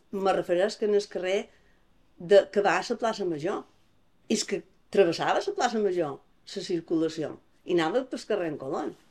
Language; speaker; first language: Catalan; native; Catalan